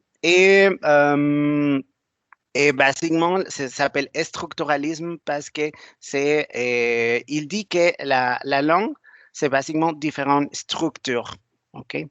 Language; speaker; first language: French; non-native, learner; Spanish